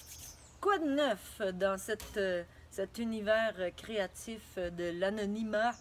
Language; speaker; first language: French; native; French